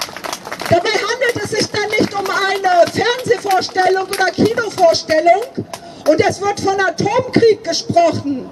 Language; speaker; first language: German; native; German